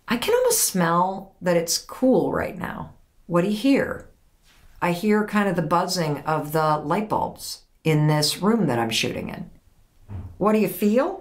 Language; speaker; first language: English; native; English